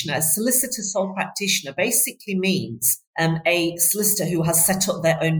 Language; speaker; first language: English; native; English